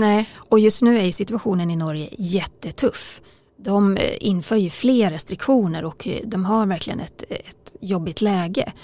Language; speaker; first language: Swedish; native; Swedish